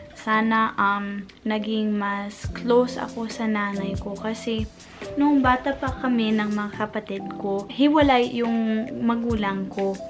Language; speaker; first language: Filipino; non-native, fluent; English